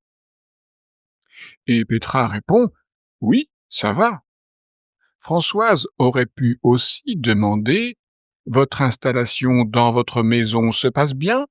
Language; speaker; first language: French; native; French